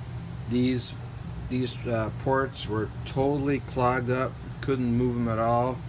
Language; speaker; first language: English; native; English